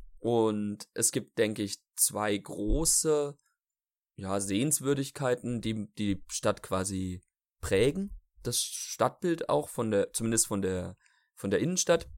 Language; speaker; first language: German; native; German